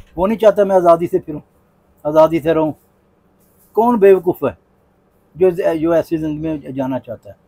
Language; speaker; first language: Urdu; native; Urdu